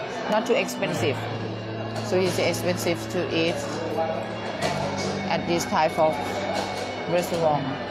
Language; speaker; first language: English; non-native, learner; Thai